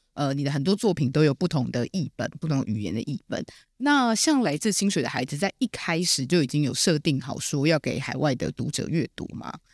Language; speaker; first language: Chinese; native; Chinese